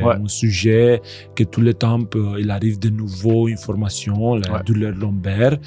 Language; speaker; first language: French; non-native, fluent; Romanian